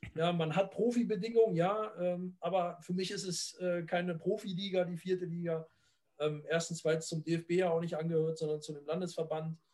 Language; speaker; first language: German; native; German